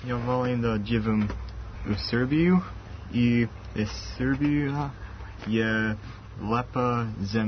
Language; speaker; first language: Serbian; non-native, learner; English